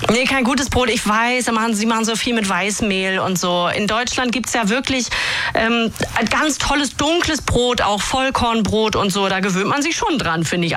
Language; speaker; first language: German; native; German